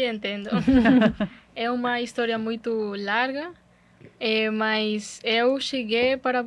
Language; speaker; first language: Portuguese; non-native, learner; Spanish